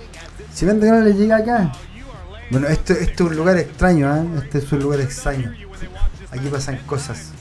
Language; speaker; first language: Spanish; native; Spanish